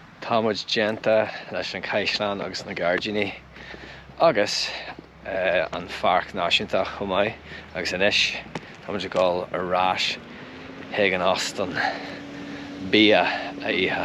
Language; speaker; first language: Irish; non-native, local second language; English